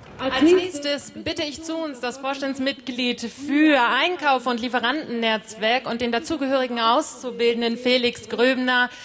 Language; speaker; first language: German; native; German